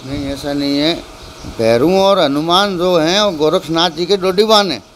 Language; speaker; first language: Hindi; native; Hindi